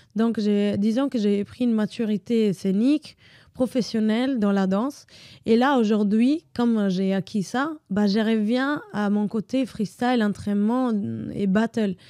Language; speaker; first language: French; non-native, fluent; Italian